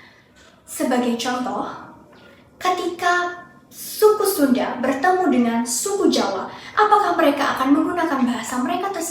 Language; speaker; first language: Indonesian; native; Indonesian